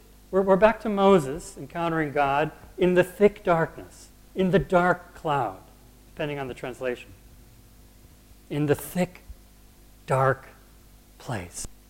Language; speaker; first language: English; native; English